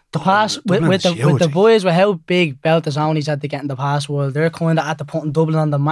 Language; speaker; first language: English; native; English